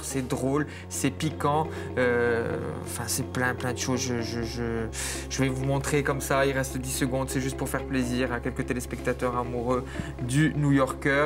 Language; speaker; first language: French; native; French